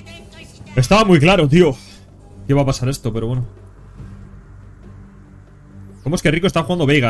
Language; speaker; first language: Spanish; native; Spanish